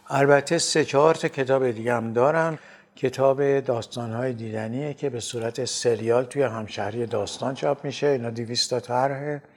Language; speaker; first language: Persian; native; Persian